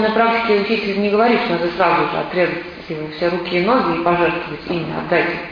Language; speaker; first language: Russian; native; Russian